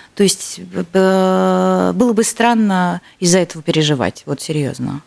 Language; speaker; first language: Russian; native; Russian